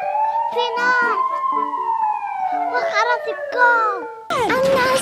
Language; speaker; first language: Arabic; native; Arabic